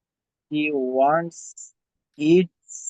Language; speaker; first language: English; non-native, learner; Bangla